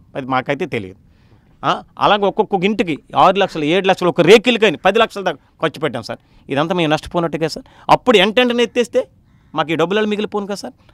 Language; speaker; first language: Telugu; native; Telugu